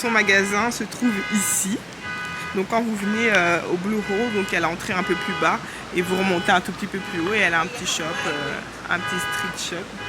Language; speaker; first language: French; native; French